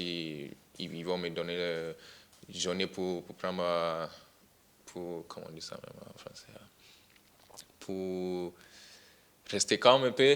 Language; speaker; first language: French; non-native, fluent; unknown